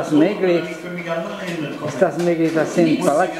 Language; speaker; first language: German; non-native, fluent; Czech